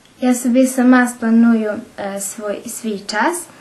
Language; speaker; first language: Ukrainian; early bilingual, heritage; Ukrainian